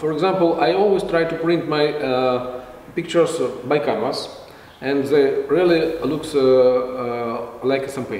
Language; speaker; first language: English; non-native, fluent; Russian